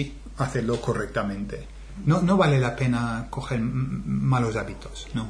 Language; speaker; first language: Spanish; non-native, fluent; English